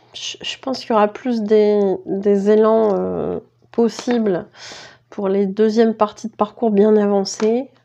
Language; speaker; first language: French; native; French